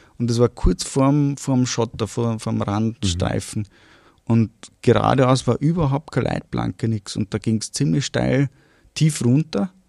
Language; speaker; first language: German; early bilingual, other home language; Romanian